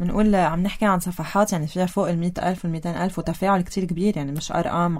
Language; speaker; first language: Arabic; native; Arabic